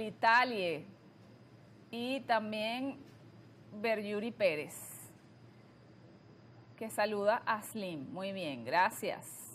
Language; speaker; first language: Spanish; native; Spanish